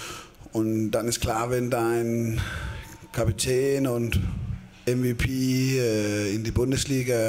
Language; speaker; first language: German; non-native, fluent; Danish